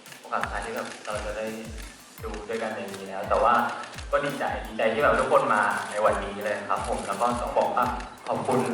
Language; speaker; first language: Thai; native; Thai